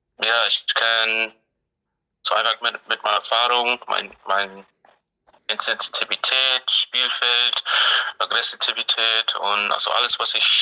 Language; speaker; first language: German; non-native, fluent; English